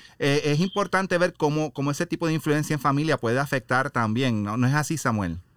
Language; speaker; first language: Spanish; native; Spanish